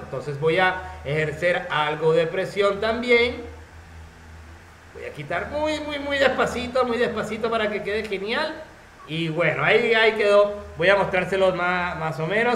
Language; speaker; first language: Spanish; native; Spanish